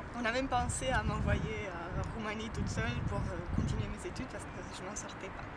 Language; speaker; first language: French; non-native, fluent; Romanian